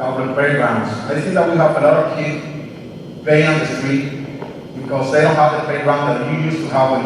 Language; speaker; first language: English; non-native, learner; Spanish